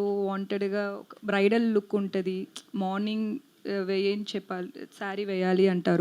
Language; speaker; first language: Telugu; non-native, learner; Tamil